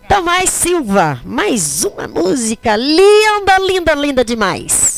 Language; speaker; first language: Portuguese; native; Portuguese